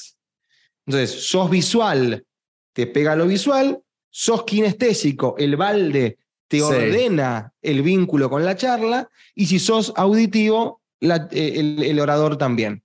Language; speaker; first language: Spanish; native; Spanish